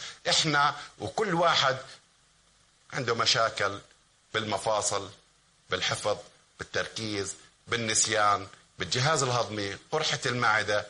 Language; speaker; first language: Arabic; native; Arabic